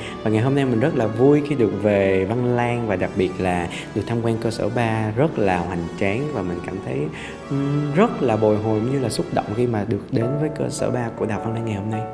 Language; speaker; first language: Vietnamese; native; Vietnamese